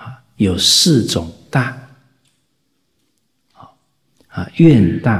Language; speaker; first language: Chinese; native; Chinese